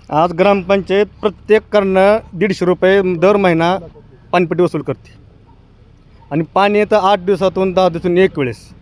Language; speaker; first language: Marathi; native; Marathi